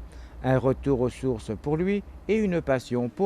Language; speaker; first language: French; native; French